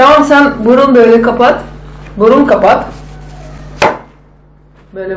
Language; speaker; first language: Turkish; non-native, learner; Russian